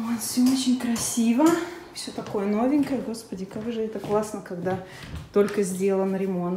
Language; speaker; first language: Russian; native; Russian